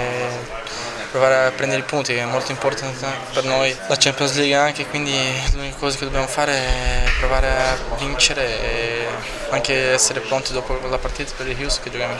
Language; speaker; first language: Italian; non-native, fluent; Portuguese